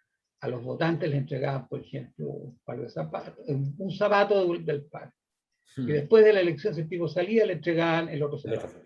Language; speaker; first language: Spanish; native; Spanish